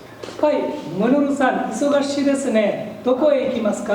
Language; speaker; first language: Japanese; non-native, learner; Bangla